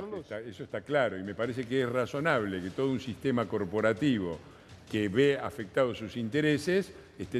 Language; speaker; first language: Spanish; native; Spanish